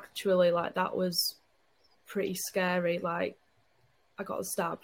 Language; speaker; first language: English; native; English